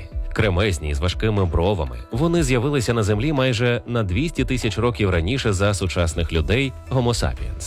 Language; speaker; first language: Ukrainian; native; Ukrainian